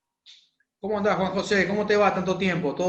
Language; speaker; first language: Spanish; native; Spanish